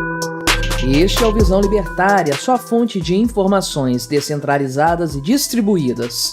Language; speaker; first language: Portuguese; native; Portuguese